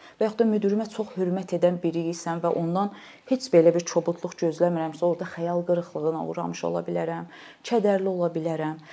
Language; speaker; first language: Azerbaijani; native; Azerbaijani